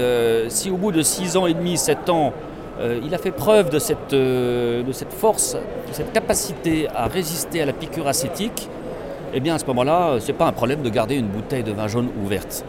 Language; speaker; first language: French; native; French